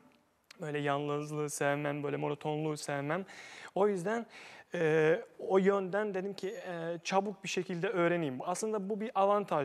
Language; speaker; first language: Turkish; non-native, fluent; Bosnian